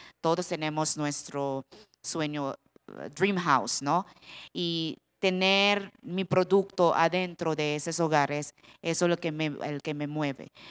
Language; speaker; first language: Spanish; non-native, fluent; Filipino